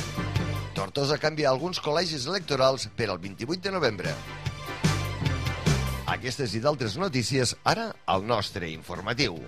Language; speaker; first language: Catalan; native; Catalan